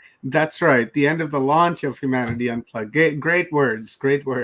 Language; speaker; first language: English; native; English